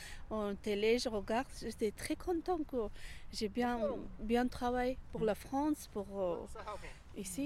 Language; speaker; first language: French; non-native, learner; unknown